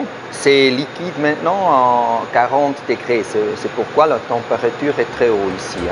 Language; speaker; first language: French; non-native, local second language; German